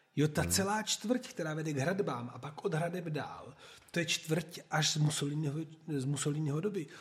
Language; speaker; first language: Czech; non-native, fluent; Italian